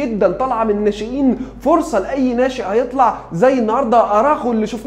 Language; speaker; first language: Arabic; native; Arabic